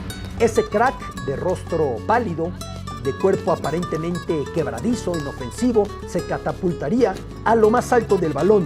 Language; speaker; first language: Spanish; native; Spanish